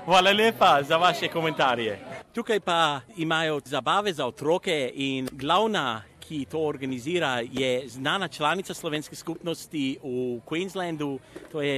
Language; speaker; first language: Slovenian; native; Slovenian